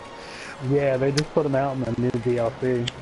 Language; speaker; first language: English; native; English